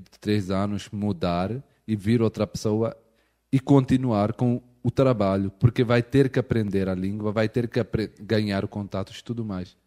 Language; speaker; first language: Portuguese; non-native, fluent; Urdu